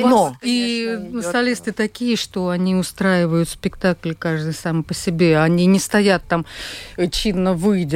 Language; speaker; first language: Russian; native; Russian